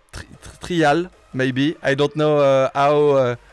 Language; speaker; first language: English; non-native, learner; French